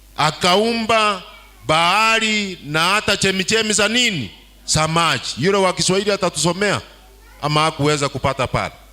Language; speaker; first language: Swahili; non-native, local second language; Gusii